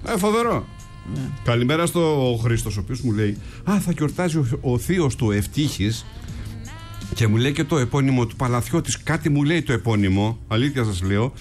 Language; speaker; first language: Greek; native; Greek